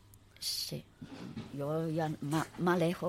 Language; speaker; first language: Spanish; non-native, learner; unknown